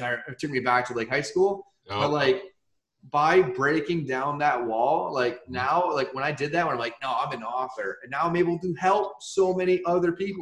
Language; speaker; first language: English; native; English